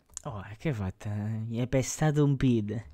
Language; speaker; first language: Italian; native; Italian